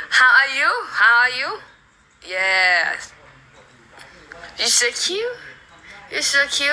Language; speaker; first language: English; non-native, learner; Thai